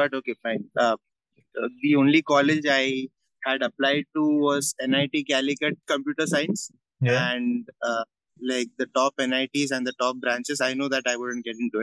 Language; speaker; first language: English; non-native, local second language; Malayalam